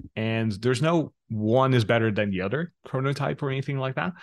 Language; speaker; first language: English; non-native, fluent; Dutch